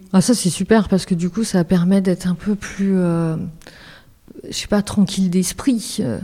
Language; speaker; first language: French; native; French